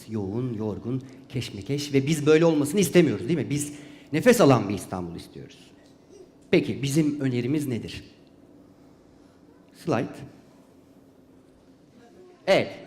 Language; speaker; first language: Turkish; native; Turkish